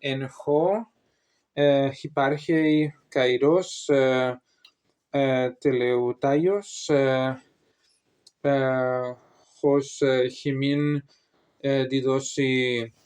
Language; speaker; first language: Greek; non-native, learner; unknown